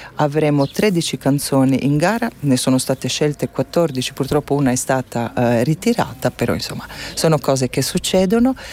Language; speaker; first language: Italian; native; Italian